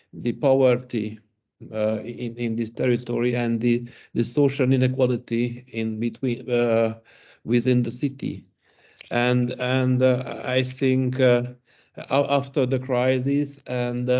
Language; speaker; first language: English; non-native, learner; Hungarian